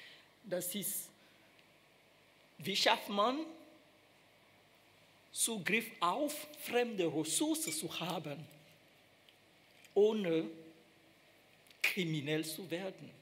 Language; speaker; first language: German; non-native, fluent; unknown